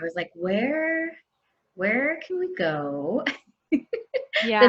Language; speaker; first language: English; native; English